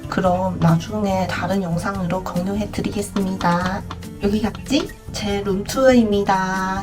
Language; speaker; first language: Korean; non-native, fluent; Chinese